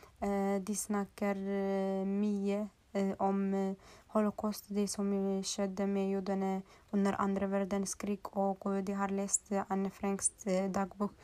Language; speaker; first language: Swedish; non-native, learner; Norwegian